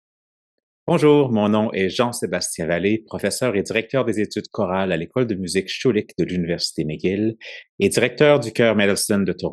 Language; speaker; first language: French; native; French